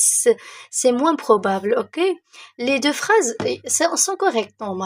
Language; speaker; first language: French; non-native, local second language; Arabic